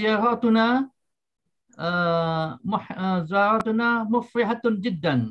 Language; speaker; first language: Arabic; non-native, learner; Indonesian